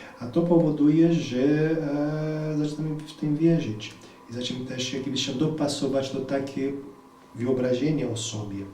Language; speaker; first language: Polish; non-native, fluent; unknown